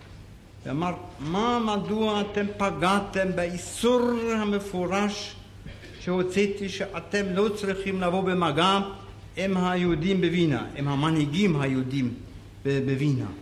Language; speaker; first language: Hebrew; non-native, fluent; German